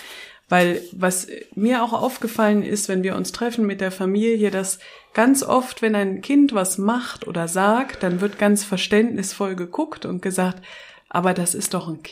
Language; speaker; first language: German; native; German